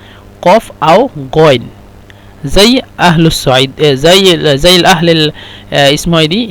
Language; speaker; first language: Arabic; non-native, fluent; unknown